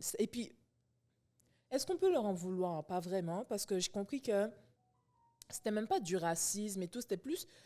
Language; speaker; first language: French; native; French